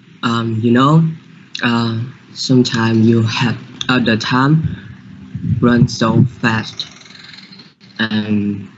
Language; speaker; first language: English; non-native, learner; Vietnamese